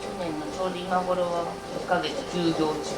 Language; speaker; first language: Japanese; native; Japanese